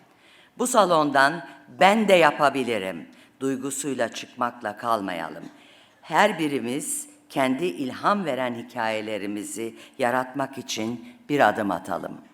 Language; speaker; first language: Turkish; native; Turkish